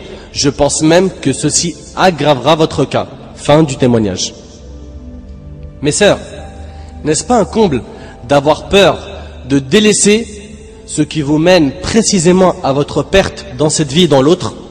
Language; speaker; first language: French; native; French